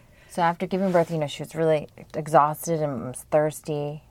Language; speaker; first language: English; early bilingual, other home language; Korean